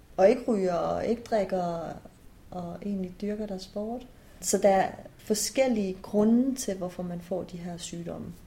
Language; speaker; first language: Danish; early bilingual, other home language; Persian